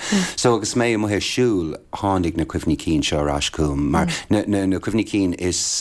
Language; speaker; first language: Irish; native; Irish